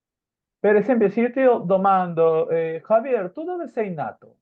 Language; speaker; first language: Italian; non-native, fluent; Spanish